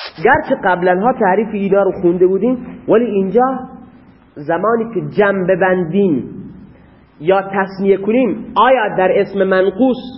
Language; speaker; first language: Persian; non-native, local second language; Baluchi